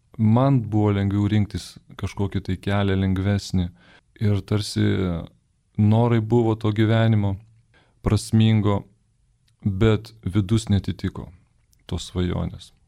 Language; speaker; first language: Lithuanian; native; Lithuanian